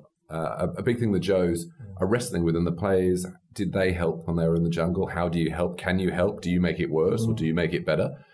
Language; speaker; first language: English; native; English